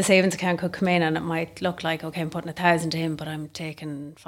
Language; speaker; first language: English; native; English